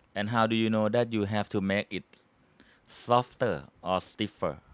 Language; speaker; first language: English; non-native, fluent; Thai